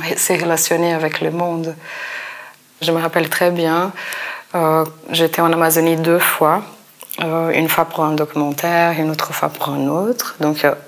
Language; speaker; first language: French; non-native, fluent; Portuguese